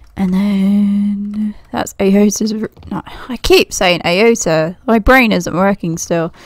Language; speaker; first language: English; native; English